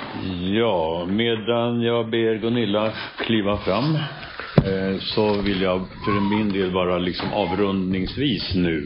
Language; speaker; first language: Swedish; native; Swedish